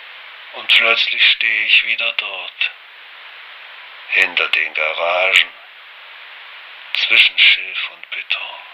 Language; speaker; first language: German; native; German